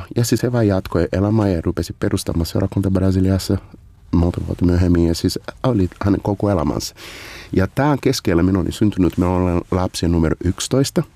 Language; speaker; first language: Finnish; non-native, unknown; Portuguese